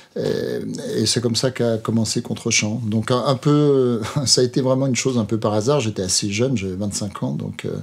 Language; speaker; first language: French; native; French